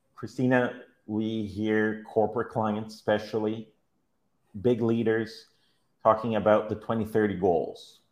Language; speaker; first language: English; non-native, fluent; Portuguese